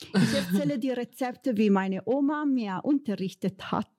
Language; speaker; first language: German; non-native, fluent; Italian